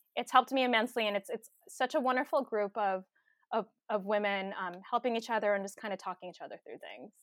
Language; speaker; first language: English; early bilingual, other home language; Filipino